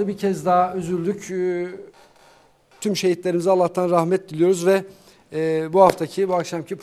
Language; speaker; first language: Turkish; native; Turkish